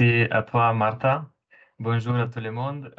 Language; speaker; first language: French; non-native, fluent; Romanian